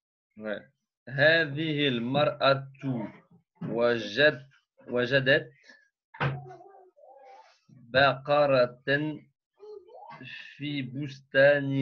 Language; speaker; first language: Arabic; non-native, learner; French